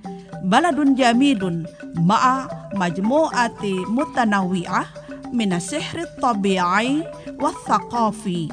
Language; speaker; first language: Arabic; non-native, fluent; Indonesian